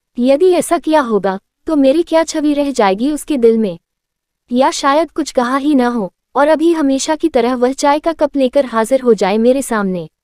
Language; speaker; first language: Hindi; native; Hindi